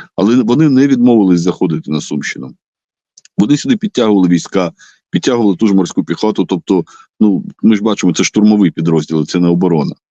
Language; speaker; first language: Ukrainian; non-native, local second language; Russian